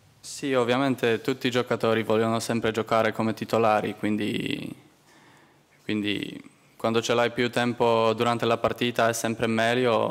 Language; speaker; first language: Italian; non-native, learner; Polish